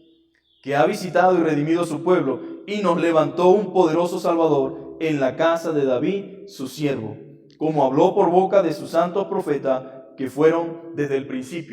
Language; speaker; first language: Spanish; native; Spanish